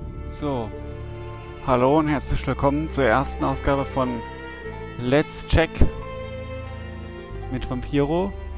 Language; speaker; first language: German; native; German